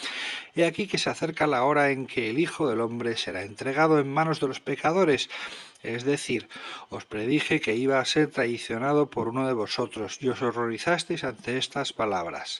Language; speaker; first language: Spanish; native; Spanish